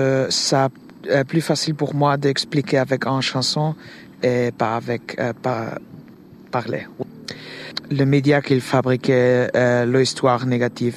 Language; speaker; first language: French; non-native, learner; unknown